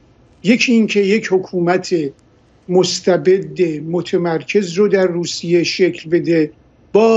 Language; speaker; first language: Persian; native; Persian